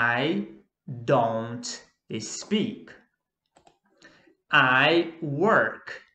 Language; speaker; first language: English; non-native, fluent; Portuguese